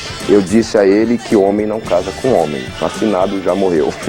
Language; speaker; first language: Portuguese; native; Portuguese